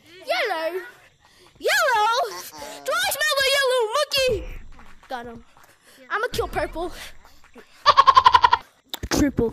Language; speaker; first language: English; native; English